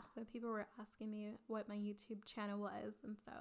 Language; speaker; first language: English; early bilingual, other home language; Spanish